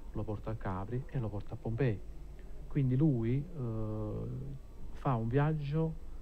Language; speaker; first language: Italian; native; Italian